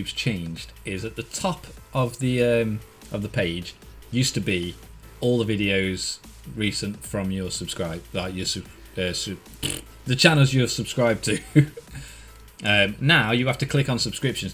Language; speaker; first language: English; native; English